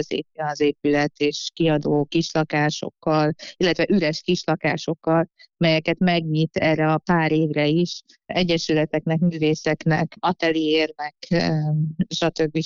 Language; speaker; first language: Hungarian; native; Hungarian